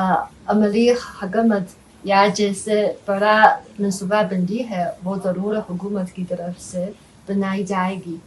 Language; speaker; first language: Hindi; non-native, fluent; Chinese